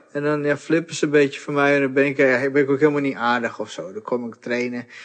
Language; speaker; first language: Dutch; early bilingual, other home language; Portuguese